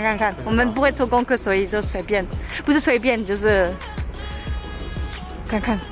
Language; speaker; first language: Chinese; non-native, fluent; French